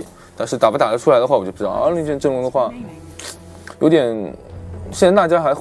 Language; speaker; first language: Chinese; native; Chinese